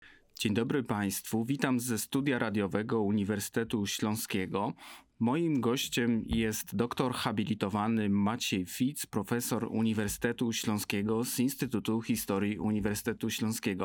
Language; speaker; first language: Polish; native; Polish